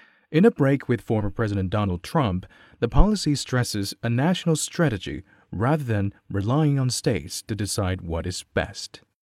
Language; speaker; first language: English; non-native, fluent; Chinese